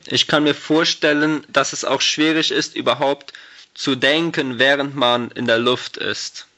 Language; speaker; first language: German; native; German